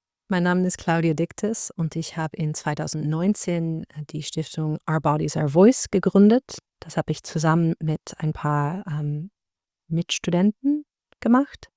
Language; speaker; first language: German; non-native, learner; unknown